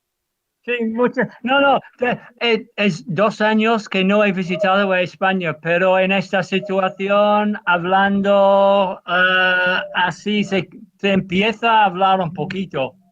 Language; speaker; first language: Spanish; non-native, learner; English